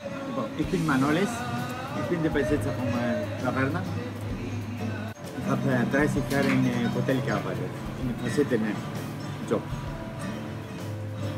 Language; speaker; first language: German; non-native, learner; Greek